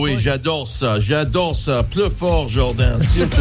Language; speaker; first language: French; non-native, learner; English